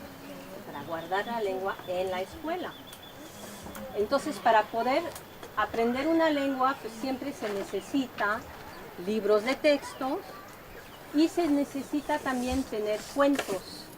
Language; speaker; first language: Spanish; non-native, fluent; French